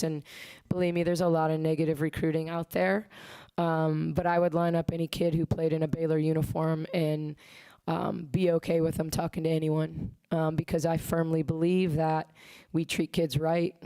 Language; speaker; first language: English; native; English